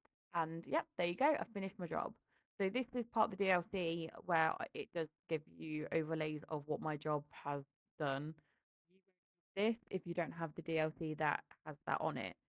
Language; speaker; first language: English; native; English